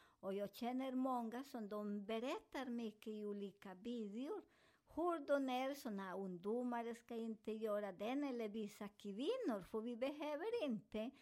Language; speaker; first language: Swedish; non-native, fluent; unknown